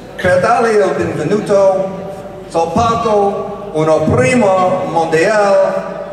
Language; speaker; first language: Italian; non-native, learner; English